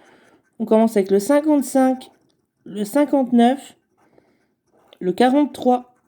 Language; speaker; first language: French; native; French